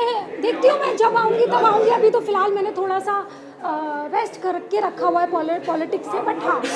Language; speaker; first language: Hindi; native; Hindi